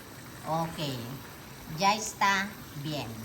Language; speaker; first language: Spanish; non-native, fluent; Filipino